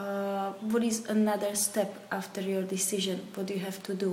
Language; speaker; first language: English; non-native, fluent; Slovak